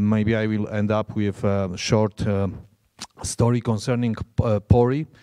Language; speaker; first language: English; non-native, fluent; Polish